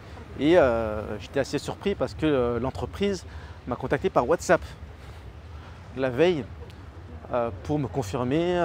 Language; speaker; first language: French; native; French